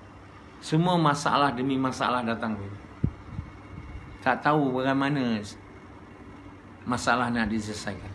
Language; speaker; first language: Malay; native; Malay